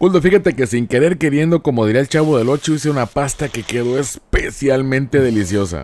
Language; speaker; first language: Spanish; native; Spanish